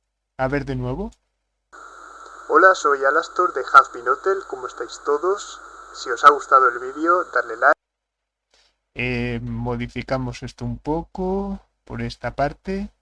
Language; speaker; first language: Spanish; native; Spanish